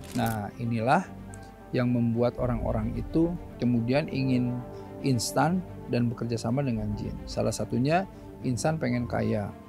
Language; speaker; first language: Indonesian; non-native, local second language; Sundanese